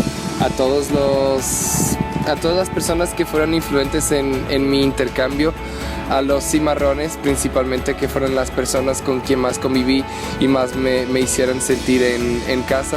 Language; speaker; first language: Spanish; non-native, learner; Portuguese